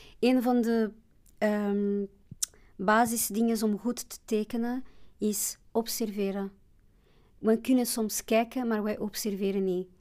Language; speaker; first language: Dutch; non-native, fluent; Portuguese